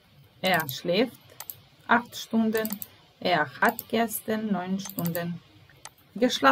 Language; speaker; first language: German; non-native, fluent; Serbian